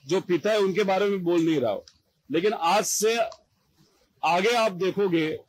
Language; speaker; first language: Hindi; non-native, local second language; Marathi